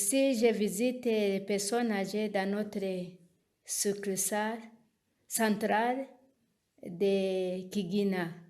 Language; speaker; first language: French; non-native, local second language; Kinyarwanda